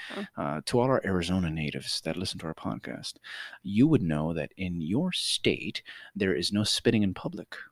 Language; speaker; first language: English; native; English